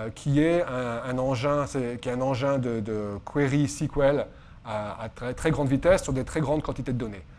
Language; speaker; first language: French; native; French